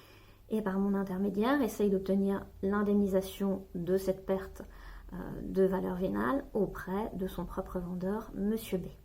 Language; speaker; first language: French; native; French